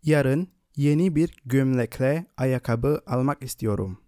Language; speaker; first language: Turkish; non-native, fluent; Indonesian